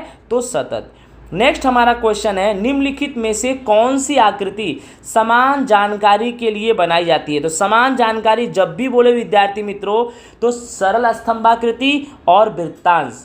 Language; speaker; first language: Hindi; non-native, local second language; Gujarati